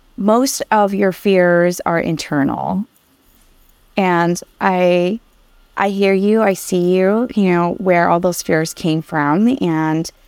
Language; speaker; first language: English; early bilingual, other home language; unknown